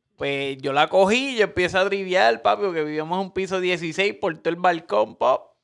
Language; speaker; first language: Spanish; native; Spanish